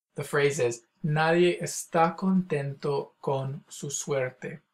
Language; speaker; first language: English; native; English